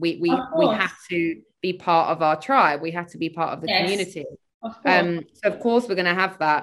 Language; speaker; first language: English; native; English